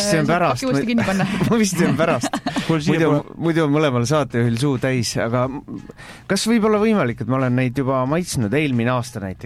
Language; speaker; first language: Estonian; native; Estonian